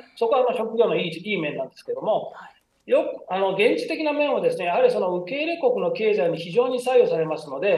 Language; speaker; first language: Japanese; native; Japanese